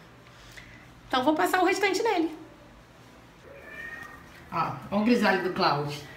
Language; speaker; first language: Portuguese; native; Portuguese